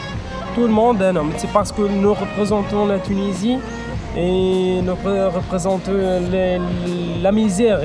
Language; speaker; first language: French; non-native, local second language; Arabic